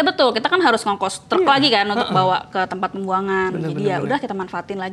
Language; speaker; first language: Indonesian; native; Indonesian